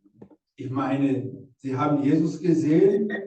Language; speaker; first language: German; non-native, fluent; Rundi